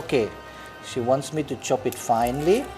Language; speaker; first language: English; non-native, fluent; Indonesian